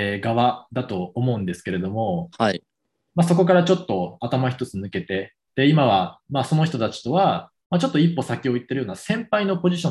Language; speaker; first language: Japanese; native; Japanese